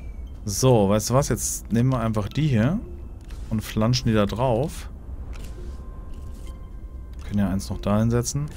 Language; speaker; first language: German; native; German